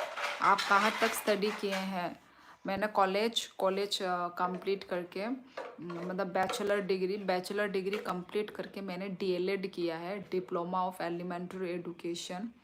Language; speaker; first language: Hindi; non-native, local second language; Kok Borok